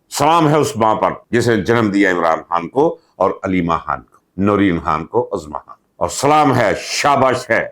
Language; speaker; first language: Urdu; non-native, local second language; Punjabi